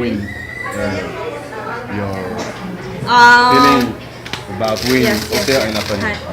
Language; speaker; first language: English; non-native, learner; French